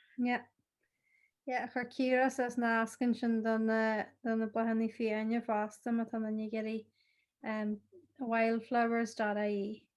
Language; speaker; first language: Irish; native; Irish